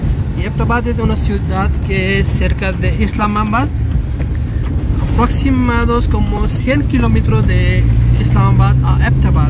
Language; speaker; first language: Spanish; non-native, learner; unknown